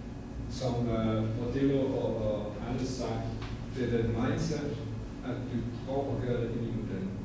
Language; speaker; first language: Danish; non-native, fluent; English